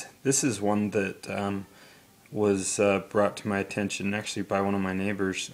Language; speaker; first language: English; native; English